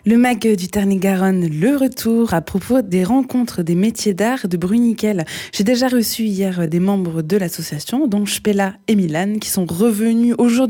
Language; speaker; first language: French; native; French